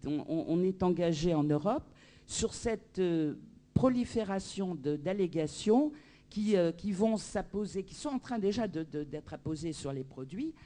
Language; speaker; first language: French; native; French